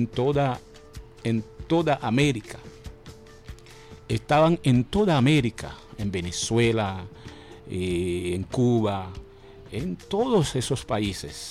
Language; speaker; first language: Spanish; non-native, fluent; Haitian Creole